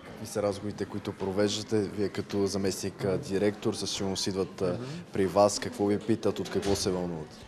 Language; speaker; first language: Bulgarian; native; Bulgarian